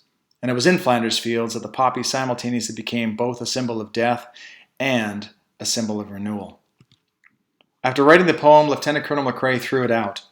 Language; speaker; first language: English; native; English